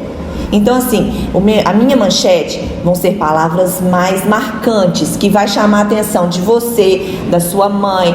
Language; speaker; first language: Portuguese; native; Portuguese